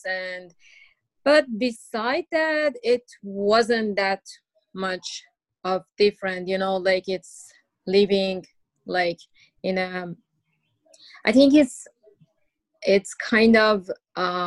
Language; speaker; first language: English; non-native, learner; Persian